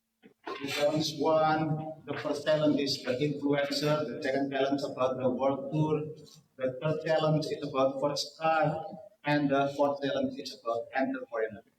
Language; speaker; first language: English; non-native, learner; Indonesian